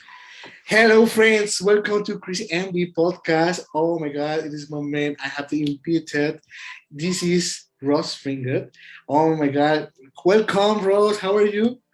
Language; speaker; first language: English; non-native, learner; Spanish